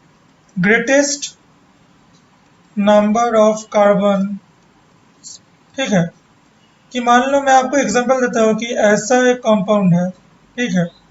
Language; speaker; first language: Hindi; non-native, local second language; Bangla